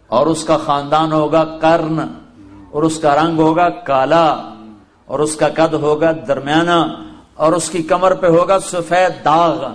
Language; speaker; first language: Urdu; non-native, local second language; Punjabi